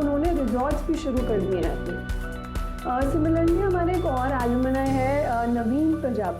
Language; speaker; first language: Hindi; native; Hindi